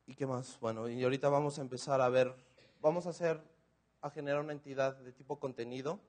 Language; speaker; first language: Spanish; native; Spanish